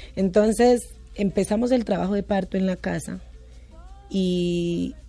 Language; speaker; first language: Spanish; native; Spanish